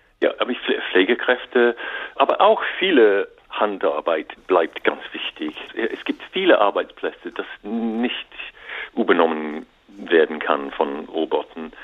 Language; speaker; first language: German; non-native, learner; English